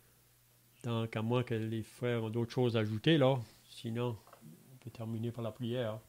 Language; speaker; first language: French; native; French